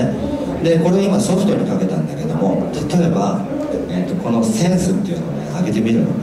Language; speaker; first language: Japanese; native; Japanese